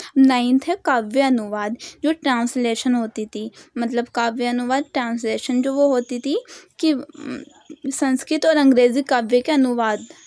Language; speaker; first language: Hindi; native; Hindi